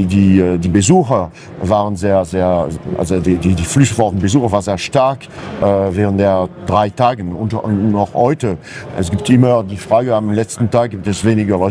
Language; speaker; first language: German; non-native, fluent; French